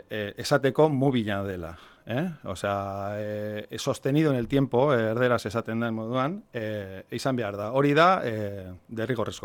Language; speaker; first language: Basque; non-native, local second language; Spanish